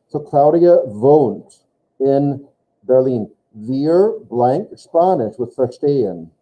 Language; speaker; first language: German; non-native, fluent; English